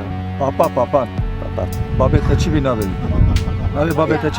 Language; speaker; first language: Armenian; early bilingual, heritage; Armenian